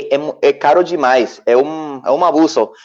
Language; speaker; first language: Portuguese; non-native, learner; Spanish